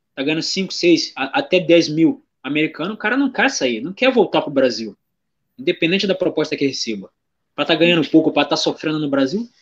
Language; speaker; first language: Portuguese; native; Portuguese